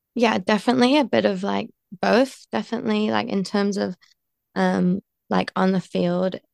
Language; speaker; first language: English; native; English